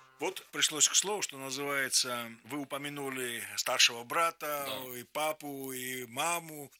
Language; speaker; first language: Russian; native; Russian